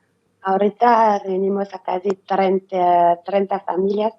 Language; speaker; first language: Spanish; non-native, learner; French